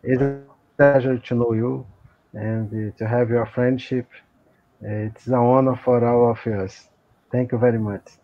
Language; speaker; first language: English; non-native, learner; Portuguese